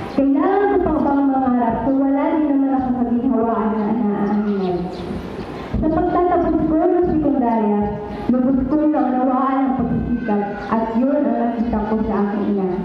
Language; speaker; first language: Filipino; non-native, local second language; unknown